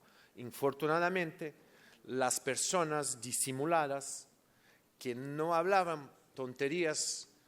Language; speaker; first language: Spanish; non-native, learner; Portuguese